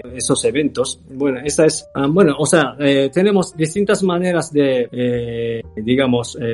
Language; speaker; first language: Spanish; non-native, fluent; Japanese